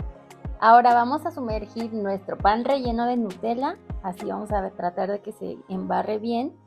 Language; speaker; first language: Spanish; native; Spanish